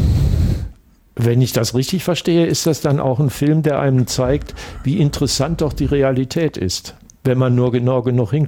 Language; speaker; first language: German; native; German